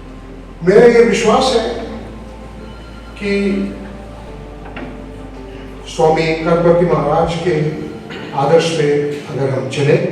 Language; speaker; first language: Hindi; non-native, local second language; Assamese